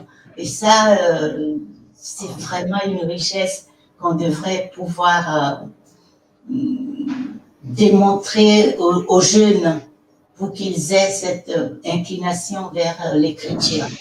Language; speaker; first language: French; non-native, local second language; Fon